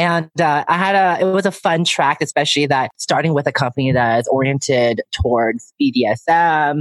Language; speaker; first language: English; native; English